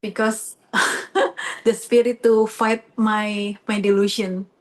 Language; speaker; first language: English; non-native, learner; Indonesian